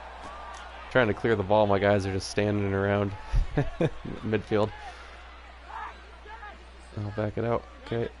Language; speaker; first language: English; native; English